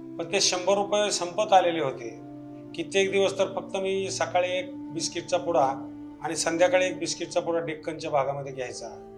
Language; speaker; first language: Marathi; native; Marathi